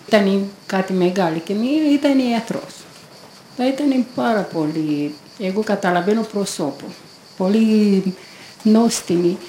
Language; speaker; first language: Greek; non-native, learner; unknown